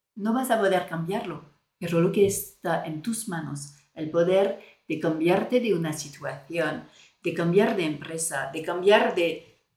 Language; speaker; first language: Spanish; non-native, fluent; French